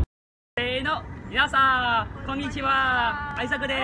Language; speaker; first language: Japanese; non-native, learner; Malay